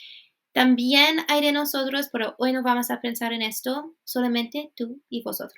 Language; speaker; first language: Spanish; non-native, fluent; English